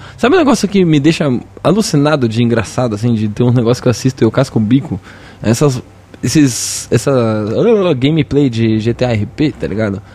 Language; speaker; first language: Portuguese; native; Portuguese